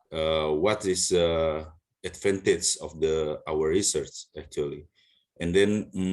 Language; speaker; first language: English; non-native, learner; Indonesian